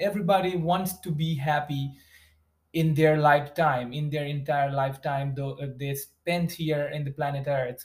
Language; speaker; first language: English; non-native, local second language; Bangla